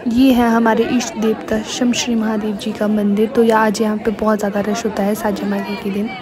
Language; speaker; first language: Hindi; native; Hindi